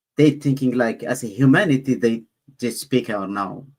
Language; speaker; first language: English; non-native, learner; Amharic